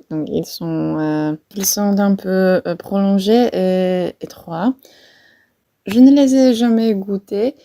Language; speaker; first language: French; non-native, fluent; Polish